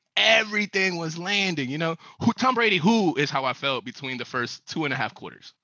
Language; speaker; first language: English; early bilingual, other home language; Spanish